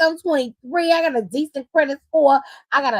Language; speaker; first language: English; native; English